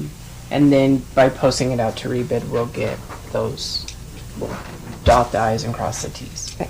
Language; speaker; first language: English; native; English